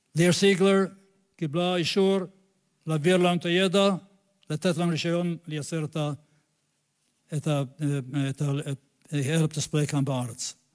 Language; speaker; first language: Hebrew; non-native, fluent; English